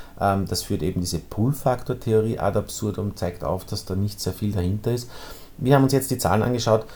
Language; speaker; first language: German; native; German